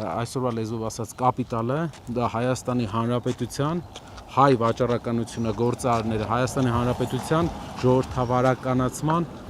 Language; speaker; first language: Armenian; native; Armenian